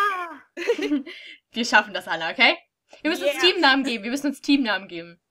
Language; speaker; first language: German; native; German